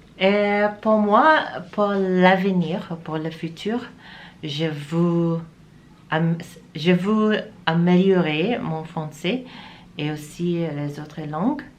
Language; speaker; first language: French; non-native, learner; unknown